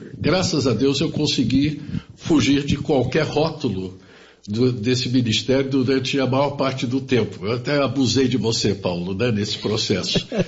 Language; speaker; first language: Portuguese; early bilingual, other home language; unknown